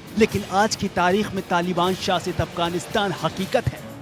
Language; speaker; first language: Hindi; native; Hindi